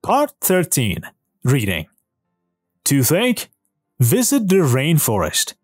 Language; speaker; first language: English; non-native, fluent; Persian